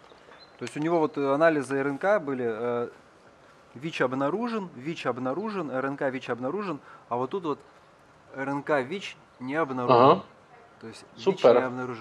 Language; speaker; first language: Russian; native; Russian